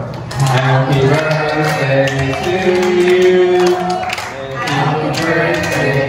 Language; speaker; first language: English; non-native, learner; Korean